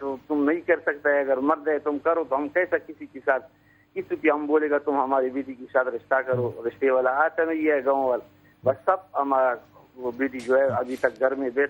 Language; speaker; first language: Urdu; non-native, local second language; Pashto